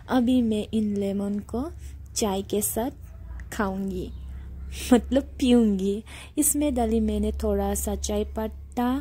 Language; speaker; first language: Hindi; non-native, local second language; Assamese